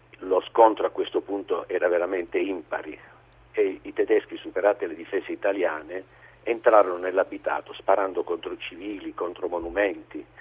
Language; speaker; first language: Italian; native; Italian